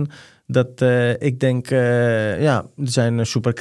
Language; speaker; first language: Dutch; non-native, fluent; Greek